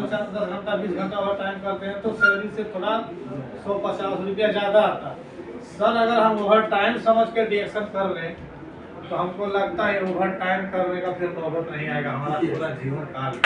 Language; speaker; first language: Hindi; non-native, learner; Nepali